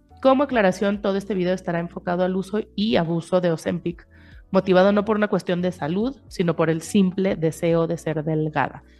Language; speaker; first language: Spanish; native; Spanish